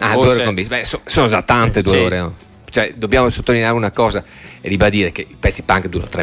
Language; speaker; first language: Italian; native; Italian